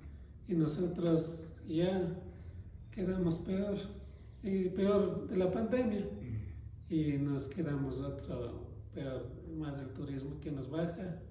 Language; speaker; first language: Spanish; non-native, local second language; Quechua